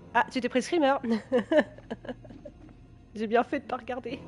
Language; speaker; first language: French; native; French